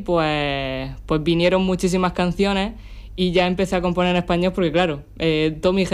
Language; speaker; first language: Spanish; native; Spanish